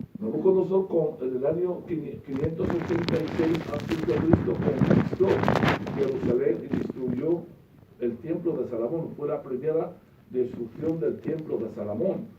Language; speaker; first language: Spanish; non-native, fluent; Arabic